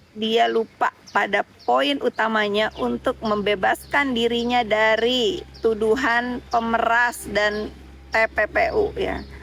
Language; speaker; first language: Indonesian; native; Indonesian